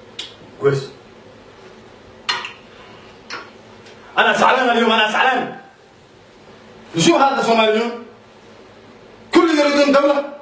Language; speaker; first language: Arabic; non-native, learner; Somali